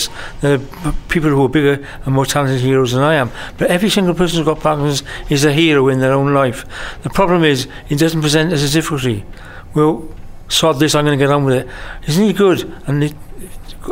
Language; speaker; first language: English; native; English